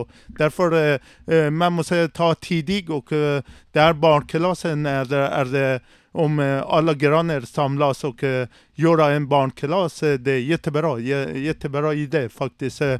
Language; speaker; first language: Swedish; non-native, learner; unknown